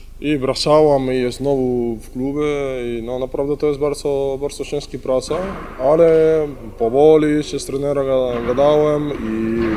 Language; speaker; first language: Polish; non-native, learner; Spanish